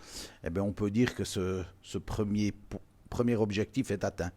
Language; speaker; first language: French; native; French